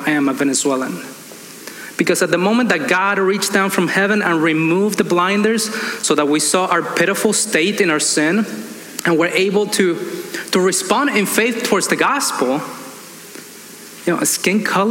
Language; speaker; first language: English; non-native, fluent; Spanish